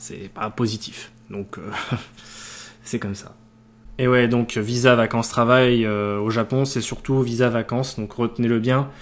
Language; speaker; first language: French; native; French